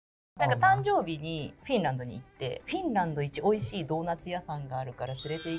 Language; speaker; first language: Japanese; native; Japanese